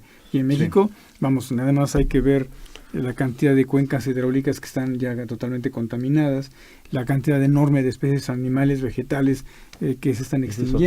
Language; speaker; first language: Spanish; native; Spanish